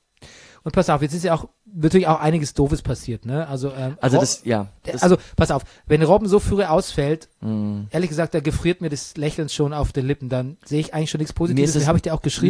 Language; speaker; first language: German; native; German